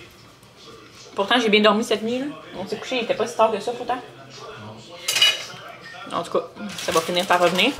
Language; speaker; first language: French; native; French